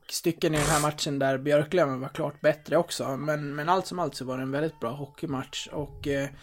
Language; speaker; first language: Swedish; native; Swedish